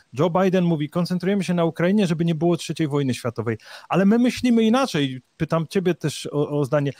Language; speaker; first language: Polish; native; Polish